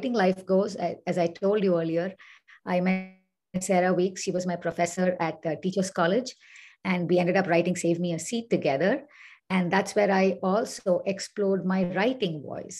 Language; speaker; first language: English; non-native, local second language; Tamil